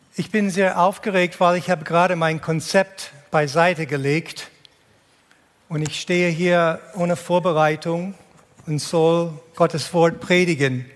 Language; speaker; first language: German; non-native, fluent; English